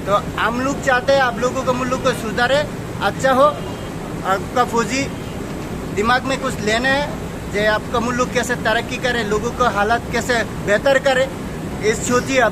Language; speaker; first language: Hindi; non-native, learner; Bangla